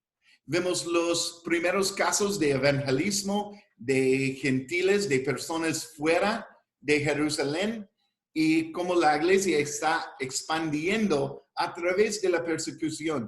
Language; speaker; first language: Spanish; non-native, fluent; English